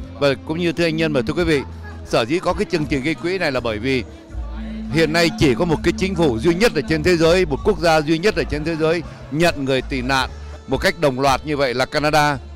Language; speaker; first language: Vietnamese; native; Vietnamese